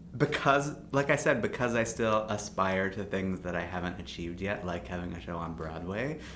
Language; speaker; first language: English; native; English